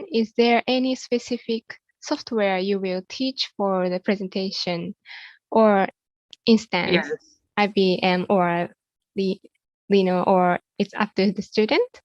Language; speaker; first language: English; non-native, fluent; Japanese